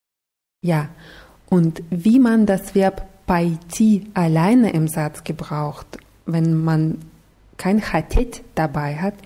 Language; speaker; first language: German; non-native, fluent; Russian